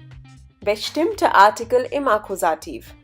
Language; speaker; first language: German; non-native, fluent; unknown